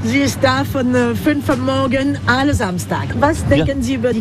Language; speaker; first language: German; non-native, learner; French